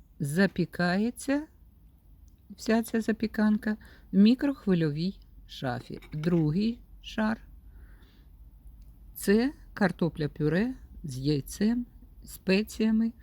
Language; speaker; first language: Ukrainian; native; Ukrainian